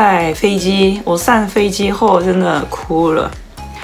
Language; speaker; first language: Chinese; non-native, learner; Japanese